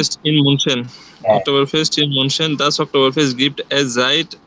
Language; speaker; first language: German; non-native, learner; Bangla